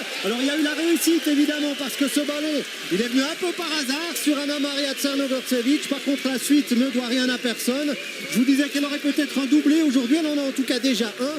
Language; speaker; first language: French; native; French